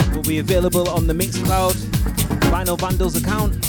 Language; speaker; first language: English; native; English